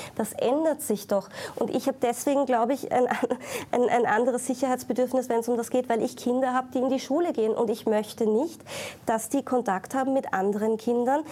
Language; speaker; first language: German; native; German